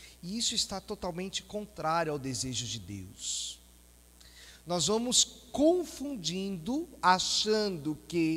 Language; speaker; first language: Portuguese; native; Portuguese